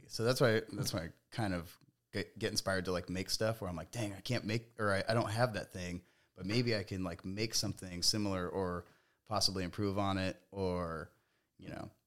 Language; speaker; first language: English; native; English